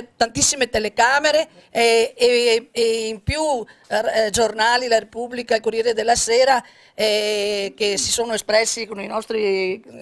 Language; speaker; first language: Italian; native; Italian